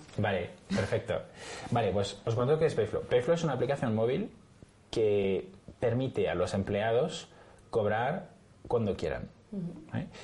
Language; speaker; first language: Spanish; non-native, fluent; French